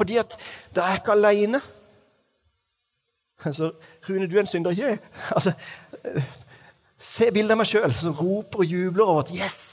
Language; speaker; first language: Norwegian; native; Norwegian